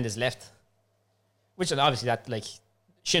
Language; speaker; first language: English; native; English